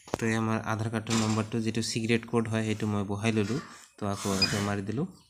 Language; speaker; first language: Assamese; non-native, local second language; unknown